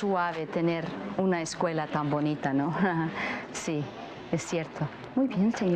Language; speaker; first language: Spanish; non-native, fluent; English